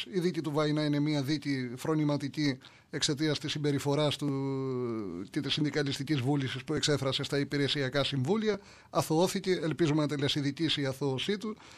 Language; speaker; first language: Greek; native; Greek